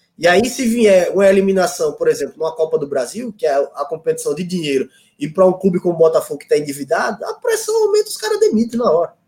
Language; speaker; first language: Portuguese; native; Portuguese